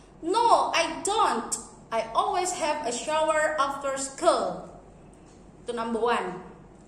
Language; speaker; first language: English; non-native, fluent; Indonesian